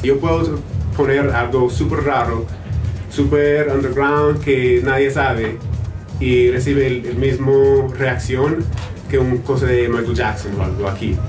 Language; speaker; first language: Spanish; non-native, fluent; English